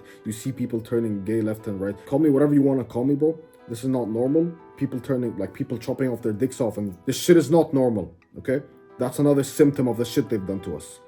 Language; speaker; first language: English; native; English